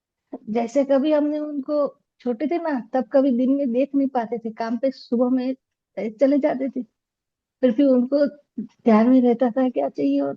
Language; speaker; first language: Hindi; non-native, local second language; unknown